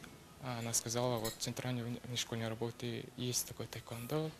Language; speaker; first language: Russian; non-native, local second language; Kazakh